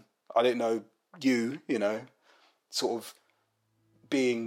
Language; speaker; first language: English; native; English